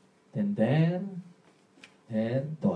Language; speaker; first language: Swedish; non-native, learner; Spanish